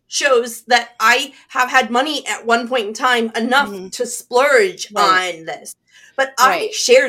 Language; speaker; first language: English; native; English